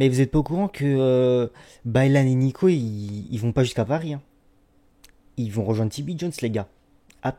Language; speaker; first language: French; native; French